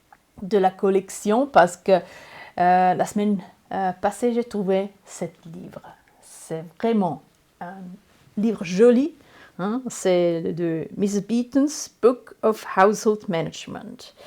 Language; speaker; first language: French; non-native, learner; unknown